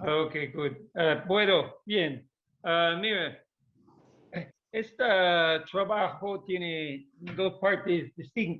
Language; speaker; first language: Spanish; non-native, fluent; English